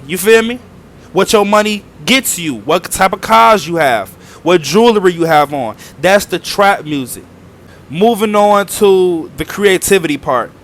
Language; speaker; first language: English; native; English